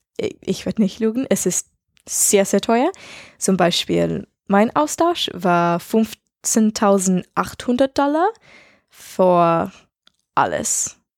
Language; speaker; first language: German; non-native, learner; English